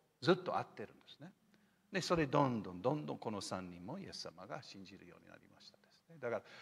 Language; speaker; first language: Japanese; non-native, fluent; English